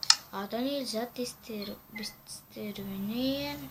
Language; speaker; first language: Russian; non-native, local second language; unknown